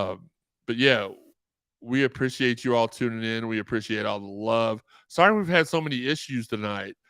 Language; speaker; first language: English; native; English